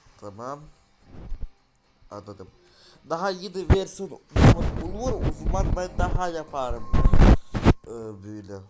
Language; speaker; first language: Turkish; non-native, learner; Russian